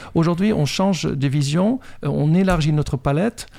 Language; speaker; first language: French; non-native, fluent; Dutch